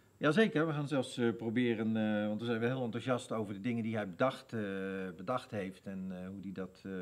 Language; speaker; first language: Dutch; native; Dutch